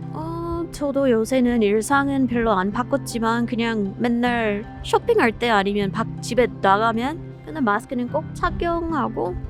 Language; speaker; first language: Korean; non-native, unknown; English